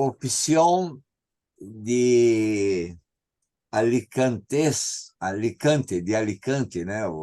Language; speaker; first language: Spanish; non-native, learner; Portuguese